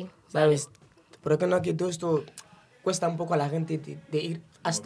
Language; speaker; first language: Spanish; non-native, fluent; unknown